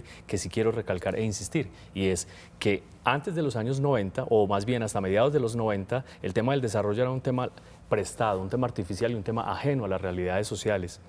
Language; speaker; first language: Spanish; native; Spanish